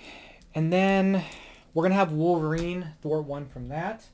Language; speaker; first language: English; native; English